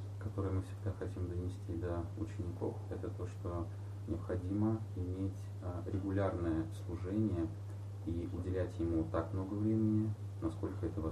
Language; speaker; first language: Russian; native; Russian